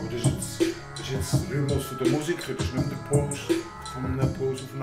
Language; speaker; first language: German; native; German